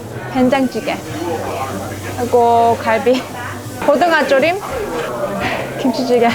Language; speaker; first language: Korean; early bilingual, heritage; English